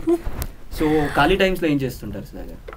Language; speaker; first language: Telugu; native; Telugu